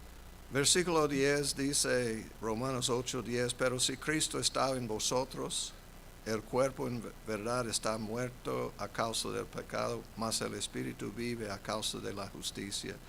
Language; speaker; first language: Spanish; non-native, fluent; English